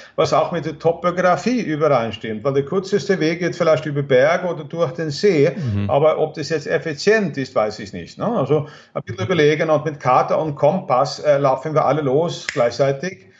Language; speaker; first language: German; non-native, fluent; Swedish